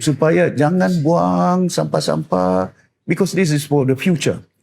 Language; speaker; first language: English; non-native, local second language; Malay